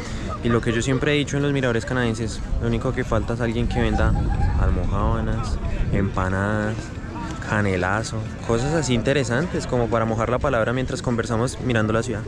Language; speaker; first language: Spanish; native; Spanish